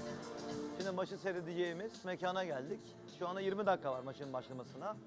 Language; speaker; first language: Turkish; native; Turkish